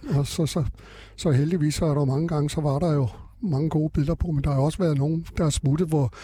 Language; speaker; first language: Danish; native; Danish